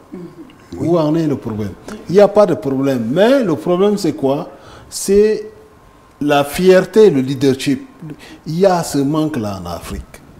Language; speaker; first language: French; non-native, local second language; Kinyarwanda